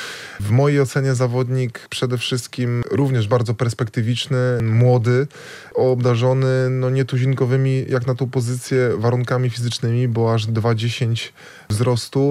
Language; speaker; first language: Polish; native; Polish